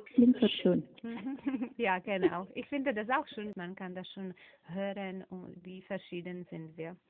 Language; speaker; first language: German; non-native, fluent; Slovak